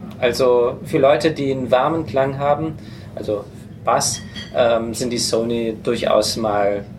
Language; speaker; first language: German; non-native, fluent; English